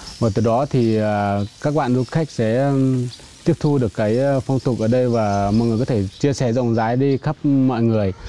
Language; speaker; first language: Vietnamese; non-native, local second language; Iu Mien